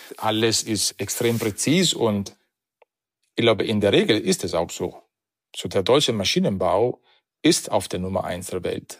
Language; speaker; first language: German; non-native, fluent; Italian